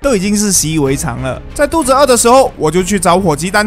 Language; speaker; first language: Chinese; native; Chinese